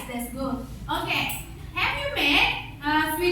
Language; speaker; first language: English; non-native, learner; Indonesian